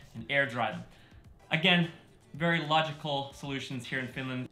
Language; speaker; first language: English; native; English